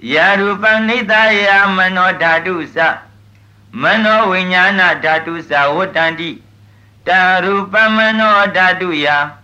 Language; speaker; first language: Burmese; native; Burmese